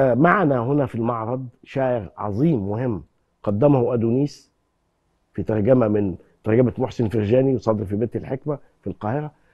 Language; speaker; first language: Arabic; native; Arabic